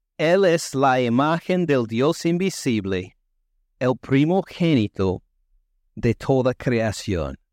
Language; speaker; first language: Spanish; non-native, fluent; English